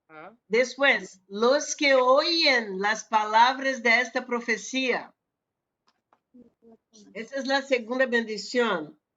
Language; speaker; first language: Spanish; non-native, fluent; Portuguese